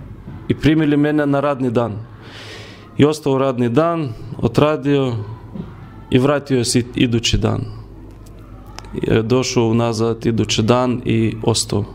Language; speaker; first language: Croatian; non-native, learner; Lithuanian